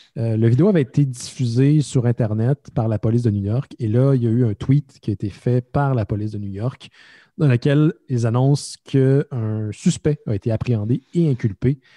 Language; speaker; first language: French; native; French